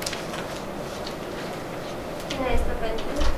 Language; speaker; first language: Romanian; native; Romanian